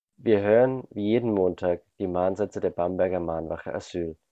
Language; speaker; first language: German; native; German